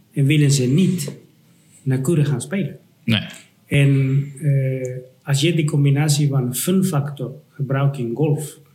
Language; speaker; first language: Dutch; non-native, fluent; Spanish